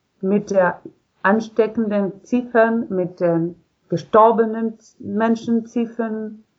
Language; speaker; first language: German; non-native, learner; Spanish